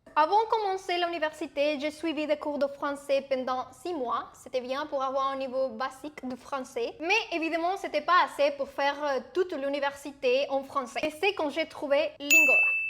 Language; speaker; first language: French; non-native, fluent; Spanish